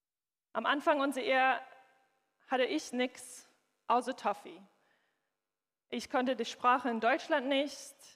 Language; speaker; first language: German; non-native, fluent; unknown